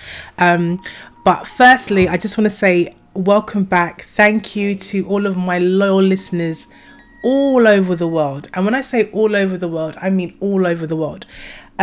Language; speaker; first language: English; native; English